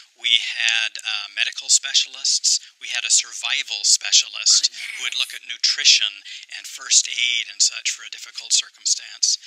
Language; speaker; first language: English; native; English